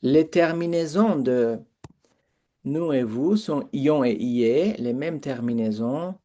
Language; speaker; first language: French; non-native, fluent; Persian